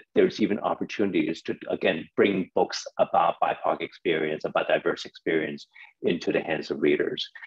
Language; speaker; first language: English; non-native, local second language; Cantonese